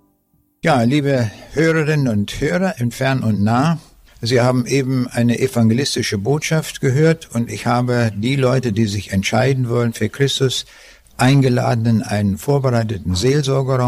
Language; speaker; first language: German; native; German